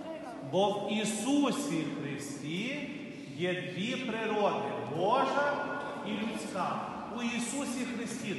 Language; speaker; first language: Ukrainian; native; Ukrainian